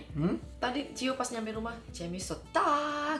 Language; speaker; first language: Indonesian; native; Indonesian